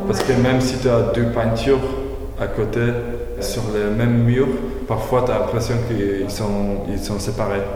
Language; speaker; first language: French; non-native, fluent; Polish